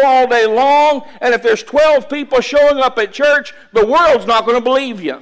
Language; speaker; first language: English; native; English